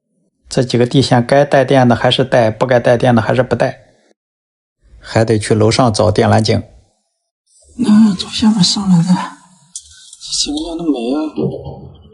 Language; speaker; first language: Chinese; native; Chinese